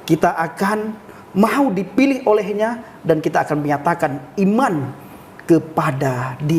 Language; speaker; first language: Malay; native; Malay